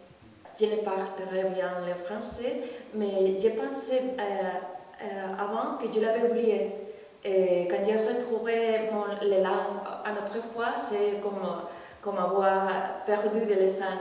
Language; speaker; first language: French; non-native, fluent; Spanish